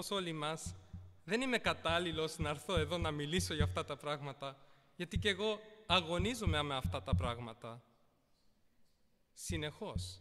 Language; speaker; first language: Greek; early bilingual, heritage; Greek